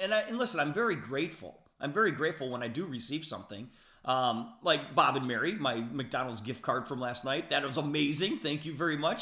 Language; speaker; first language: English; native; English